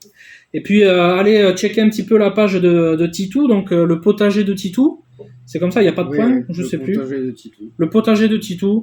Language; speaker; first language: French; native; French